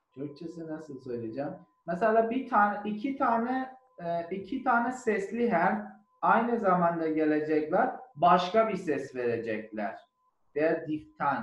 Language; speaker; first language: Turkish; non-native, learner; German